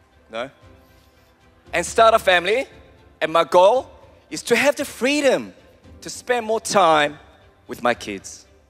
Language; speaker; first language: English; early bilingual, other home language; Korean